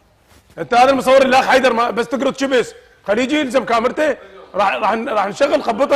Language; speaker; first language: Arabic; native; Arabic